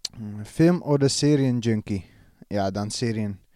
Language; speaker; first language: German; non-native, learner; Dutch